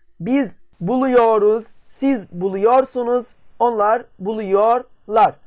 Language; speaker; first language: Turkish; non-native, fluent; Arabic